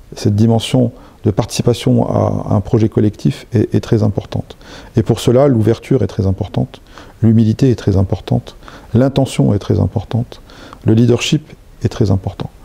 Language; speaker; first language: French; non-native, local second language; Arabic